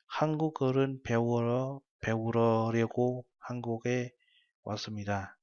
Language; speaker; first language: Korean; non-native, fluent; Vietnamese